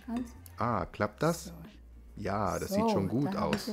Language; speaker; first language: German; native; German